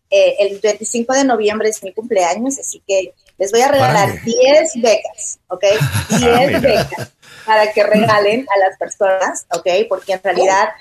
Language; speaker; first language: Spanish; native; Spanish